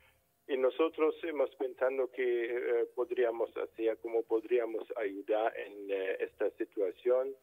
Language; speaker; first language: Spanish; non-native, fluent; German